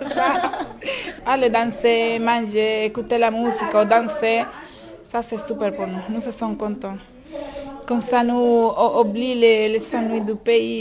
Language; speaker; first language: French; non-native, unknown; Spanish